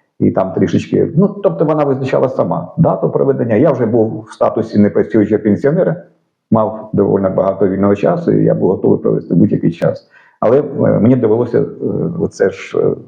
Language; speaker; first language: Ukrainian; non-native, local second language; Russian